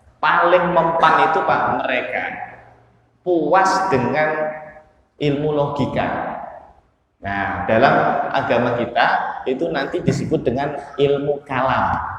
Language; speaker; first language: Indonesian; native; Indonesian